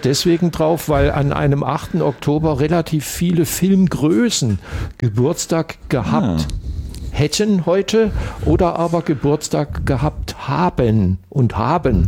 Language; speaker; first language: German; native; German